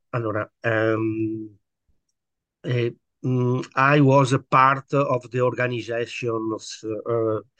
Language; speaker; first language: English; non-native, learner; Italian